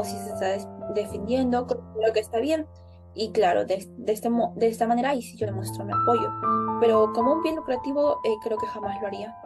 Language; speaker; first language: Spanish; native; Spanish